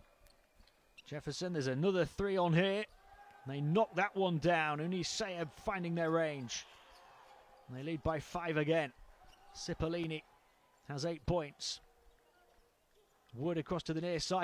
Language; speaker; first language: English; native; English